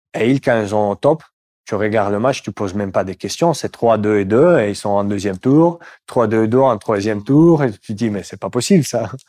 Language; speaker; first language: French; non-native, fluent; Russian